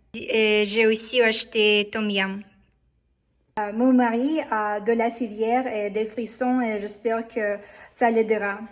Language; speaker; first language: French; non-native, fluent; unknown